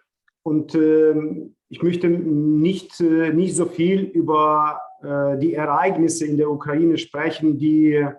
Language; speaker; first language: German; non-native, fluent; Ukrainian